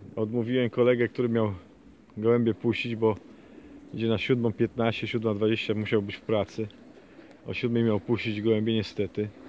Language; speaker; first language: Polish; native; Polish